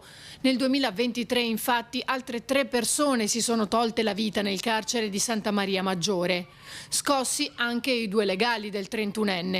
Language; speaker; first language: Italian; native; Italian